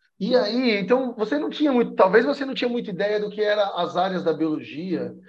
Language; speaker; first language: Portuguese; native; Portuguese